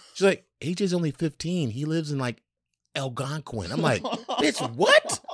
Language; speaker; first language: English; native; English